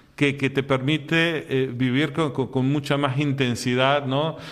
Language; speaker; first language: Spanish; native; Spanish